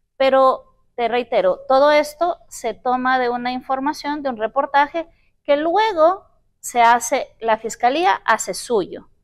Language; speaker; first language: Spanish; native; Spanish